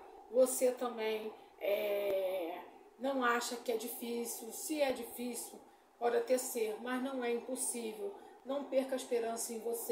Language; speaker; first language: Portuguese; native; Portuguese